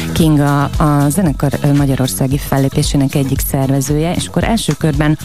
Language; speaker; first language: Hungarian; native; Hungarian